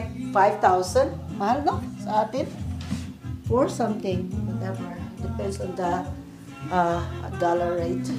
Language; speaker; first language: English; non-native, fluent; Filipino